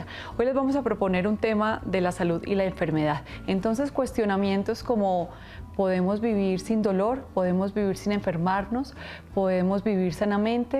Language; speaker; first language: Spanish; native; Spanish